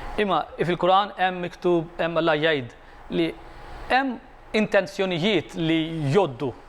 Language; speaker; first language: Maltese; non-native, fluent; Arabic